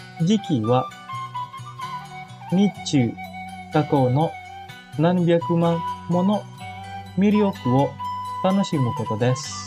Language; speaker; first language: Japanese; non-native, fluent; Indonesian